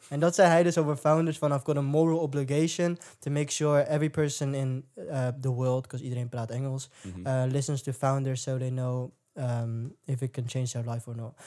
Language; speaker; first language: English; non-native, fluent; Dutch